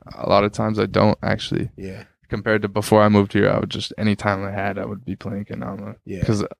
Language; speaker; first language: English; native; English